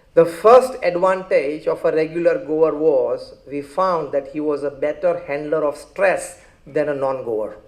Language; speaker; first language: English; non-native, local second language; Gujarati